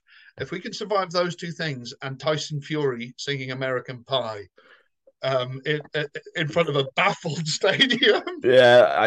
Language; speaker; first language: English; native; English